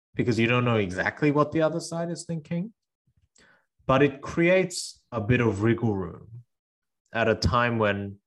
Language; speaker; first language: English; early bilingual, other home language; Korean